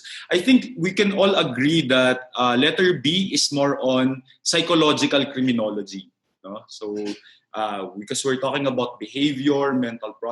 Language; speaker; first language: English; non-native, local second language; Filipino